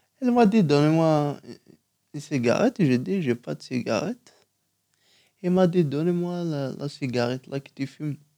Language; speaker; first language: French; non-native, local second language; Kabyle